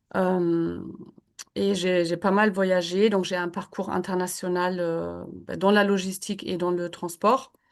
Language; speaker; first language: French; non-native, fluent; German